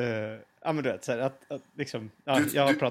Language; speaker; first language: Swedish; native; Swedish